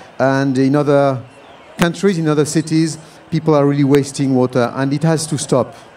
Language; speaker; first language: English; non-native, fluent; French